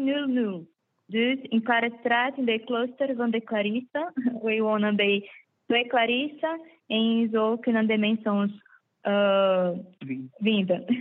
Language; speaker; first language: Dutch; non-native, fluent; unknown